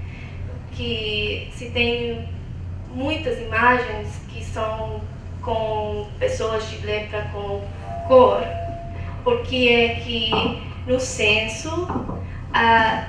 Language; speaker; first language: Portuguese; non-native, fluent; English